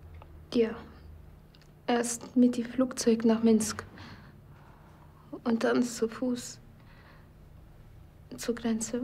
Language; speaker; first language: German; non-native, learner; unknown